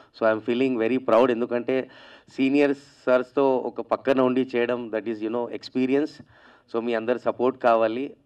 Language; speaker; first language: Telugu; native; Telugu